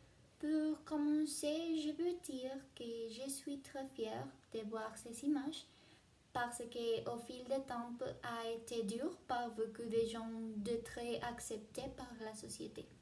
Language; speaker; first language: French; non-native, learner; Spanish